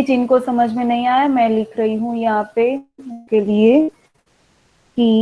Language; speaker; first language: Hindi; non-native, local second language; Gujarati